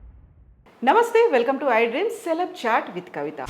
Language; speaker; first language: Telugu; native; Telugu